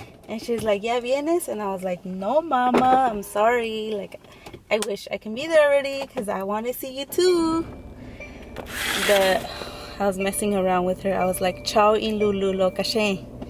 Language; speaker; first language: English; early bilingual, other home language; Spanish